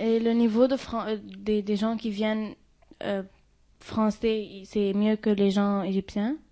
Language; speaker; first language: French; non-native, fluent; Arabic